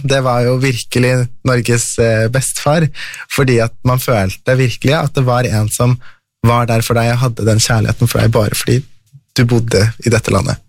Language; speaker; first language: Norwegian; early bilingual, other home language; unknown